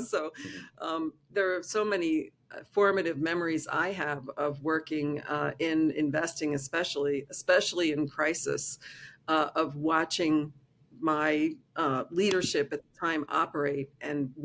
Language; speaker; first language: English; native; English